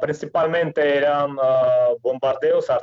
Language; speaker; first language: Spanish; non-native, fluent; Russian